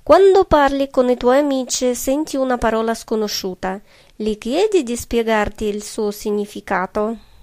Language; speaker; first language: Italian; non-native, fluent; Russian